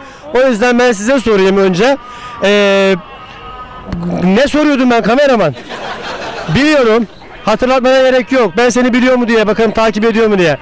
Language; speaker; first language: Turkish; native; Turkish